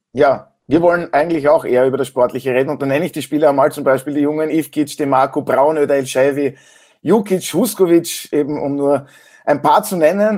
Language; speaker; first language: German; native; German